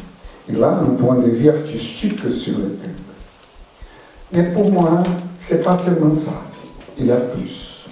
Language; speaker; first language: French; non-native, fluent; Portuguese